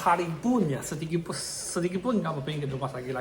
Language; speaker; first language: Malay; non-native, fluent; Chinese